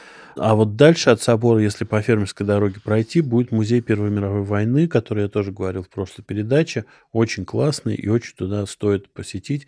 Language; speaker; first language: Russian; native; Russian